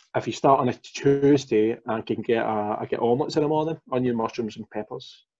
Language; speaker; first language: English; native; English